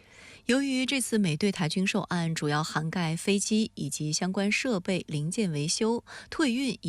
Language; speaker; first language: Chinese; native; Chinese